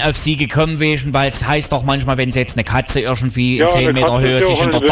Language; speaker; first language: German; native; German